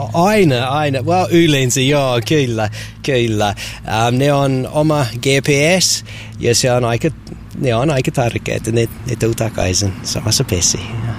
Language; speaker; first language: Finnish; non-native, learner; English